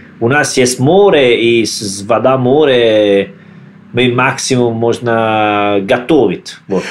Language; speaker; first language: Russian; non-native, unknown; Italian